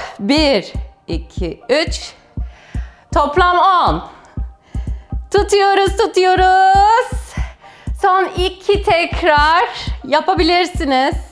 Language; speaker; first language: Turkish; non-native, fluent; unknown